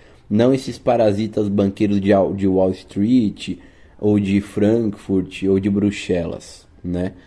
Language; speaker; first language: Portuguese; native; Portuguese